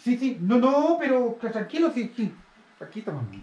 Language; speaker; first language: Spanish; native; Spanish